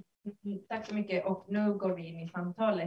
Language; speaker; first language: Swedish; non-native, fluent; Spanish